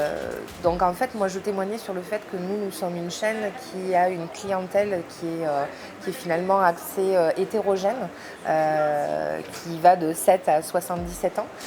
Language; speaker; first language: French; native; French